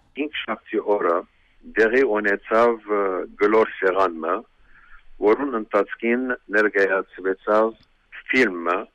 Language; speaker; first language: Armenian; early bilingual, heritage; Armenian